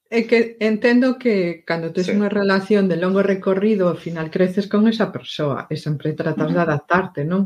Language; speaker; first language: Galician; non-native, local second language; Spanish